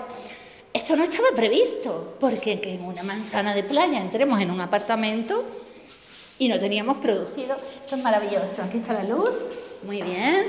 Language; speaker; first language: Spanish; native; Spanish